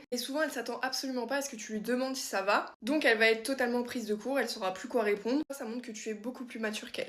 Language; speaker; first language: French; native; French